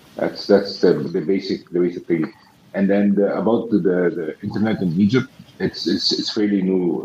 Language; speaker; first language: English; non-native, fluent; Arabic